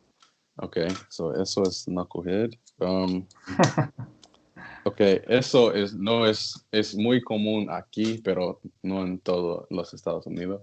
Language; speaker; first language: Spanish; non-native, learner; English